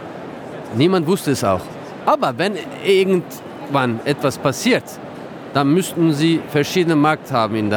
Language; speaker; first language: German; non-native, fluent; Turkish